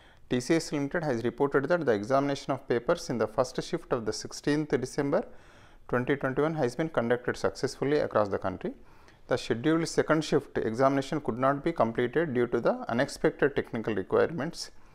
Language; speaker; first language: English; non-native, local second language; Telugu